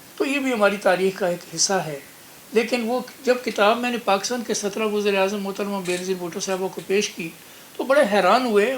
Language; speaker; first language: Urdu; non-native, local second language; Punjabi